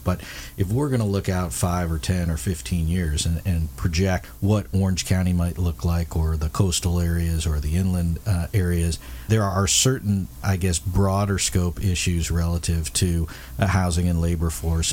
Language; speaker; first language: English; native; English